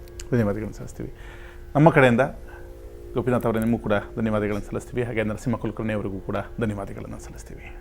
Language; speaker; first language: Kannada; native; Kannada